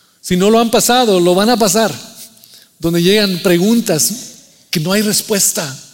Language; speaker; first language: Spanish; early bilingual, heritage; Spanish